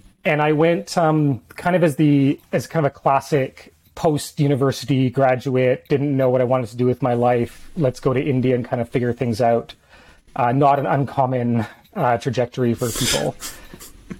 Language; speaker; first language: English; native; English